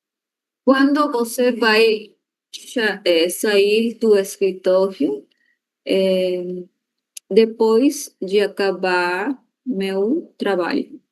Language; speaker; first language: Portuguese; non-native, learner; Spanish